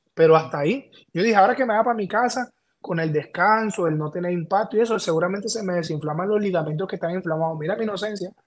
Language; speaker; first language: Spanish; native; Spanish